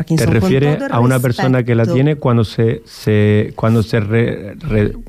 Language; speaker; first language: Spanish; native; Spanish